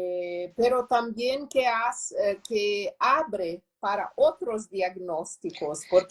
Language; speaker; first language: Spanish; non-native, learner; Portuguese